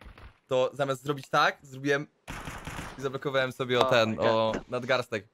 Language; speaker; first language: Polish; native; Polish